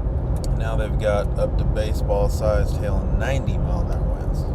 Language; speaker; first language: English; native; English